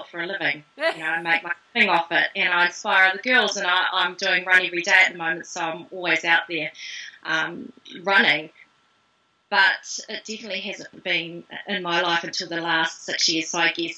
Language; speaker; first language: English; native; English